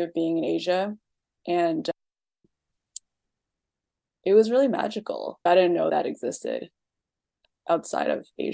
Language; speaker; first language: English; native; English